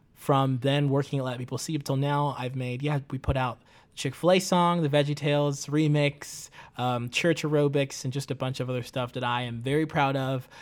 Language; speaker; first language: English; early bilingual, other home language; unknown